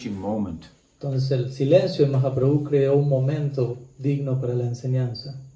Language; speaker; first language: Spanish; native; Spanish